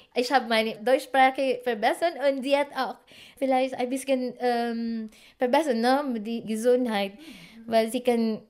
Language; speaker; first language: German; non-native, learner; Cebuano